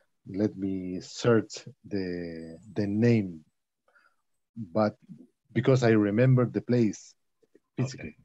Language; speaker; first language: English; non-native, learner; Spanish